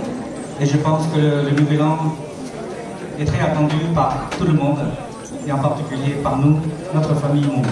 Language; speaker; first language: French; early bilingual, other home language; Hmong